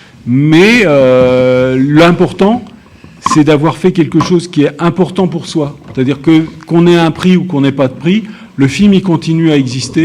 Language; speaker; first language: French; native; French